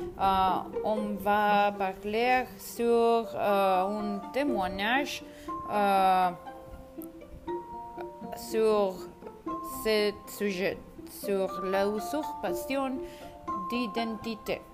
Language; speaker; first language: French; non-native, learner; Spanish